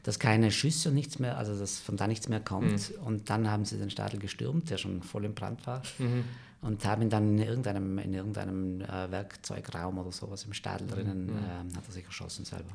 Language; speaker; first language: German; native; German